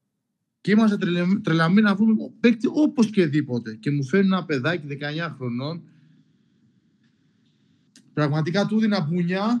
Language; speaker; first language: Greek; non-native, local second language; Albanian